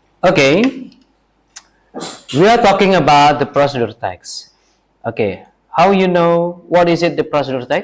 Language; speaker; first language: English; non-native, learner; Indonesian